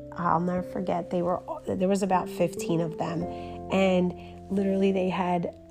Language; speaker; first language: English; early bilingual, other home language; Romanian